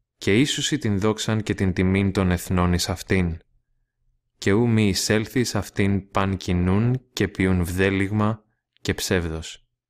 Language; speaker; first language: Greek; non-native, learner; Russian